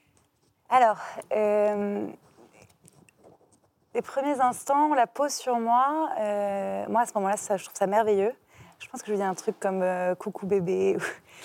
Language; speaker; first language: French; native; French